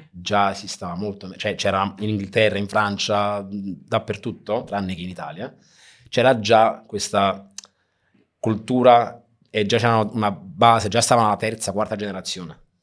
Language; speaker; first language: Italian; native; Italian